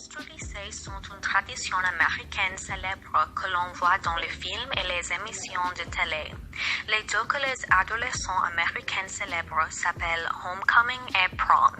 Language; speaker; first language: French; non-native, learner; English